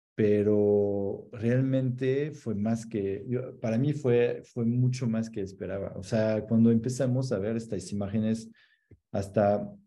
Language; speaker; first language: Spanish; non-native, fluent; French